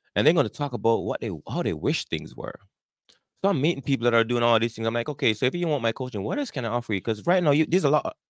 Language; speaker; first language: English; non-native, local second language; Jamaican Creole English